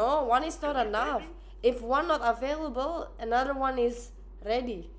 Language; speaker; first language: English; non-native, learner; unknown